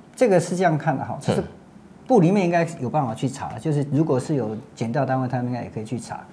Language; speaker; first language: Chinese; native; Chinese